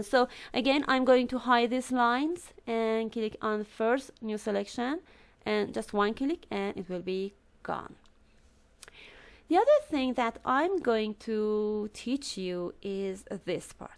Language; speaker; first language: English; non-native, fluent; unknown